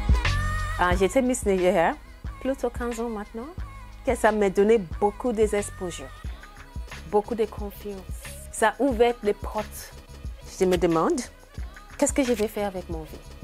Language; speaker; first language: French; non-native, learner; English